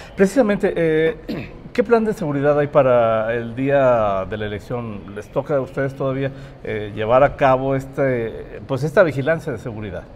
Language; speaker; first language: Spanish; native; Spanish